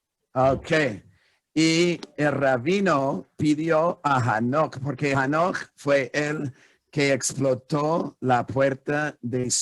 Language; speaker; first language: Spanish; non-native, fluent; English